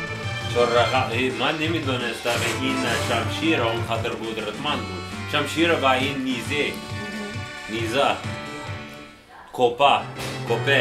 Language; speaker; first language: Persian; non-native, learner; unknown